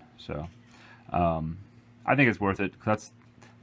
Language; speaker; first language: English; native; English